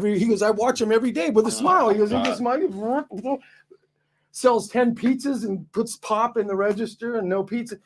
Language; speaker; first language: English; native; English